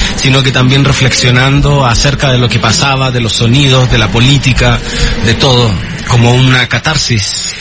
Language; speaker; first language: Spanish; native; Spanish